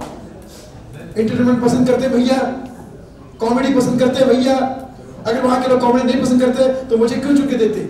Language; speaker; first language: Hindi; native; Hindi